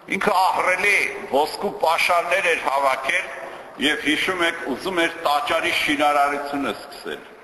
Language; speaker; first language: Armenian; native; Armenian